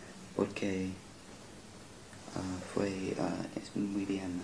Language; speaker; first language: Spanish; non-native, learner; English